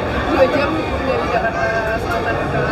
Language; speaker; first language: Indonesian; native; Indonesian